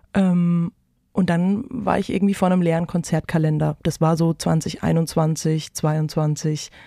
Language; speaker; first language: German; native; German